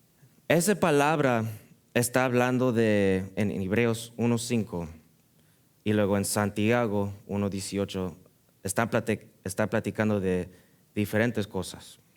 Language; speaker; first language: Spanish; early bilingual, heritage; Spanish